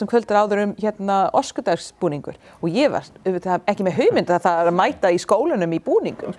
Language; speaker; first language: Icelandic; non-native, learner; English